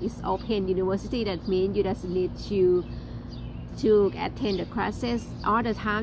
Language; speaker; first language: English; non-native, learner; Thai